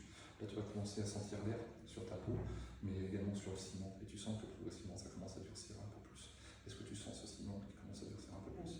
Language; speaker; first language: French; native; French